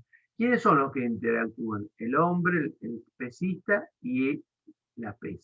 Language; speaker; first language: Spanish; native; Spanish